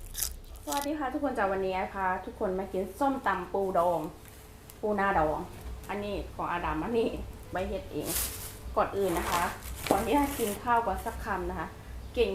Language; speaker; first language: Thai; non-native, local second language; Northeastern Thai